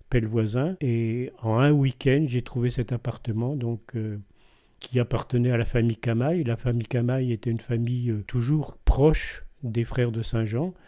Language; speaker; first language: French; native; French